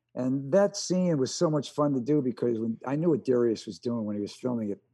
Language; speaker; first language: English; early bilingual, other home language; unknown